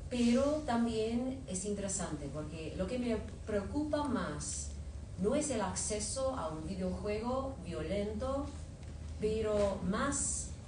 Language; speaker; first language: Spanish; non-native, fluent; English